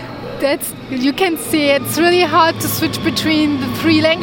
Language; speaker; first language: English; non-native, learner; Turkish